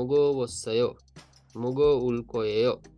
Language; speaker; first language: Korean; non-native, learner; Sinhala